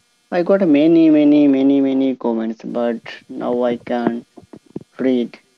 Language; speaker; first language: English; non-native, local second language; Bangla